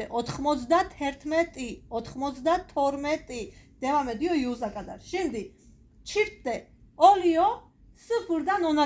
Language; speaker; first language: Turkish; non-native, fluent; Georgian